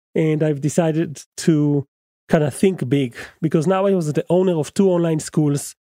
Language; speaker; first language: English; non-native, fluent; Hebrew